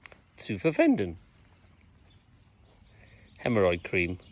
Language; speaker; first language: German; non-native, learner; English